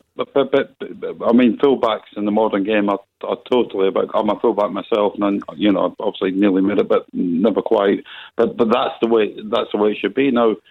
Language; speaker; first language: English; native; English